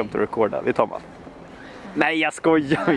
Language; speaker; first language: Swedish; native; Swedish